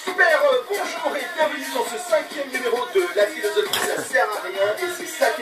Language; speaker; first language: French; native; French